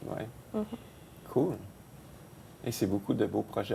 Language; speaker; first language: French; native; French